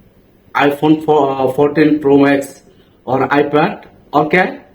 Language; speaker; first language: Hindi; non-native, learner; Bangla